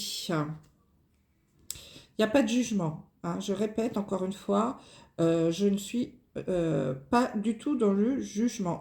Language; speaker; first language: French; native; French